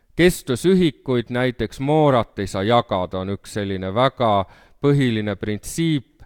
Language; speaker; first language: Estonian; native; Estonian